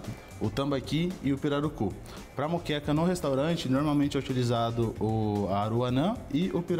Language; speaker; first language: Portuguese; native; Portuguese